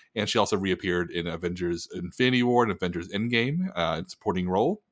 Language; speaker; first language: English; native; English